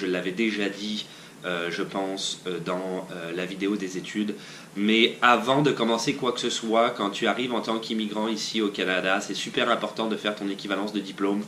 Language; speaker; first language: French; native; French